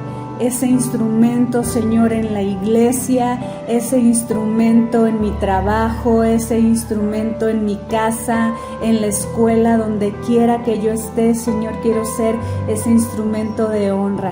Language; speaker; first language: Spanish; native; Spanish